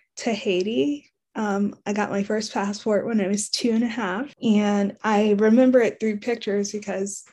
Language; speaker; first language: English; early bilingual, other home language; Haitian Creole